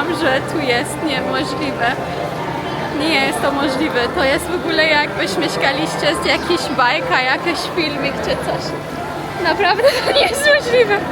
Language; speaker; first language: Polish; non-native, learner; Persian